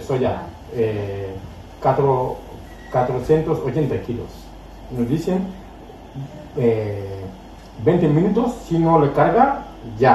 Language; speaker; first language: Spanish; non-native, learner; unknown